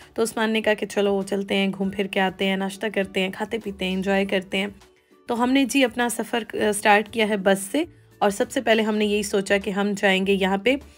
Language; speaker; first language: Urdu; native; Urdu